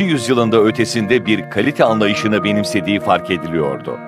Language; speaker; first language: Turkish; native; Turkish